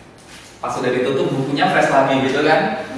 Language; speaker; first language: Indonesian; native; Indonesian